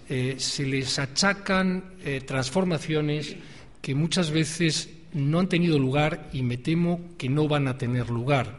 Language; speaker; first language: Spanish; native; Spanish